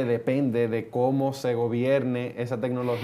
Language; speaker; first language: Spanish; native; Spanish